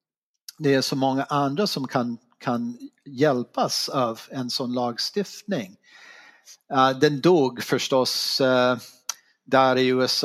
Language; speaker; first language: Swedish; non-native, fluent; English